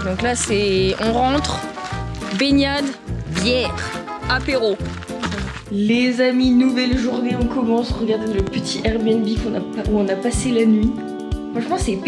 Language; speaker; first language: French; native; French